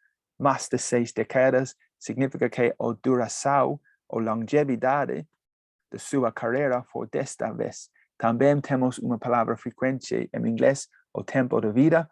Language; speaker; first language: Spanish; non-native, fluent; English